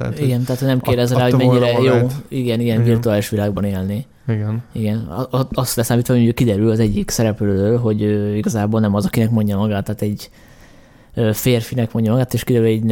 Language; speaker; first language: Hungarian; native; Hungarian